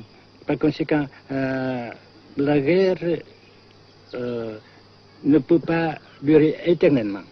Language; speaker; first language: French; non-native, fluent; Vietnamese